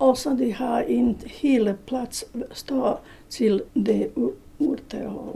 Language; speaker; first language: Danish; non-native, learner; Bosnian